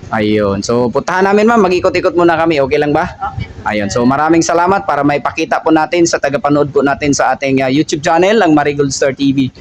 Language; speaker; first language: Filipino; native; Filipino